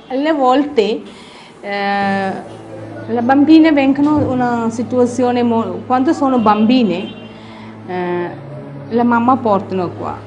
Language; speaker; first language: Italian; non-native, learner; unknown